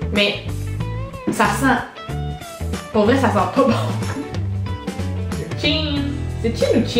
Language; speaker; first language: French; native; French